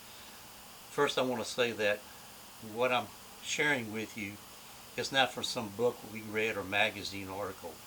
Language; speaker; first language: English; native; English